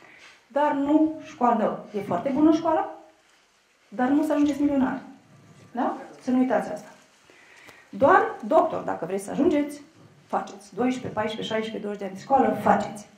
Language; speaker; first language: Romanian; native; Romanian